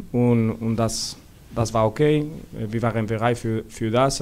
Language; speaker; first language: German; non-native, learner; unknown